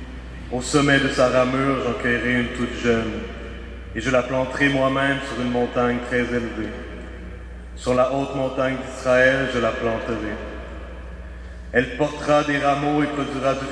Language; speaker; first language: French; native; French